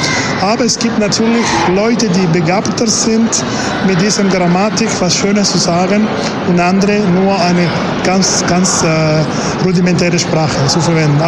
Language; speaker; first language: German; non-native, fluent; Spanish